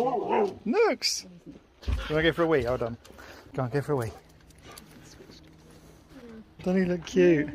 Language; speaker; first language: English; native; English